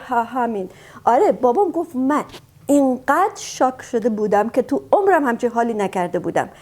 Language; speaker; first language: Persian; early bilingual, heritage; Persian